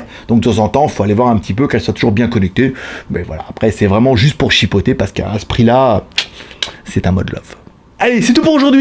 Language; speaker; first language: French; native; French